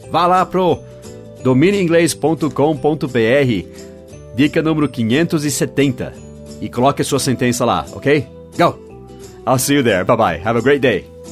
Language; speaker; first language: Portuguese; non-native, fluent; English